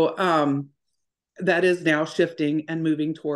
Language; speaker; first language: English; native; English